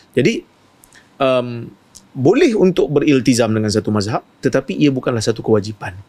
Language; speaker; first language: Malay; native; Malay